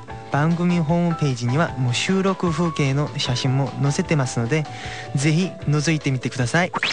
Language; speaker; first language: Japanese; non-native, fluent; Korean